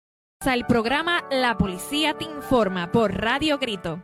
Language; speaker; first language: Spanish; native; Spanish